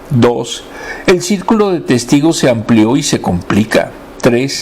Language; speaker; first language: Spanish; native; Spanish